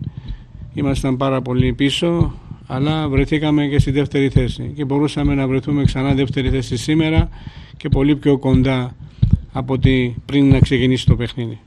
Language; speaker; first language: Greek; non-native, fluent; Georgian